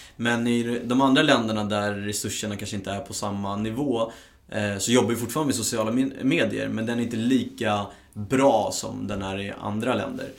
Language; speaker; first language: Swedish; early bilingual, other home language; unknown